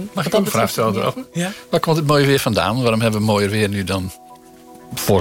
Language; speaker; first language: Dutch; native; Dutch